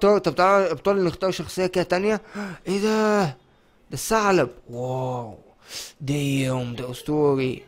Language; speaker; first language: Arabic; native; Arabic